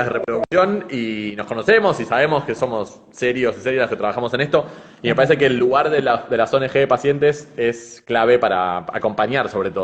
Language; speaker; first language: Spanish; native; Spanish